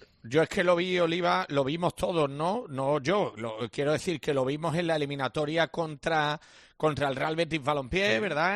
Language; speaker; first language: Spanish; native; Spanish